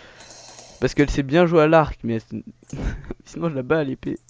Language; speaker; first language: French; native; French